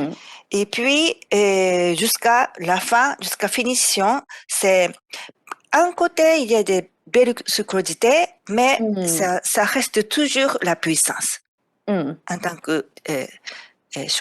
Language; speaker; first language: French; non-native, fluent; Japanese